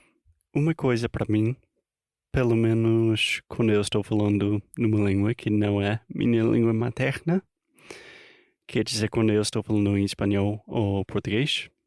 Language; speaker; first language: Portuguese; non-native, fluent; English